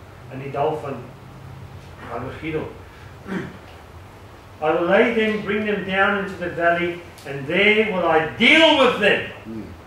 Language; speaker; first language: English; non-native, local second language; Afrikaans